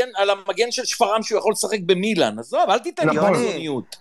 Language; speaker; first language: Hebrew; early bilingual, other home language; German